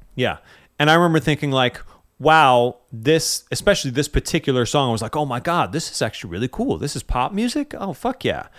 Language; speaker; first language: English; native; English